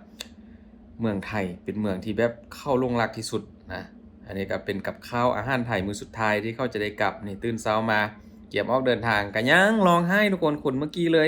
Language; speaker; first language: Thai; non-native, local second language; Lao